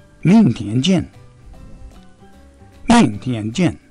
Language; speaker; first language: Chinese; non-native, learner; English